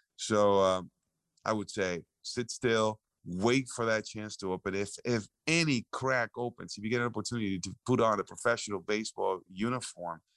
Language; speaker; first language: English; early bilingual, other home language; Spanish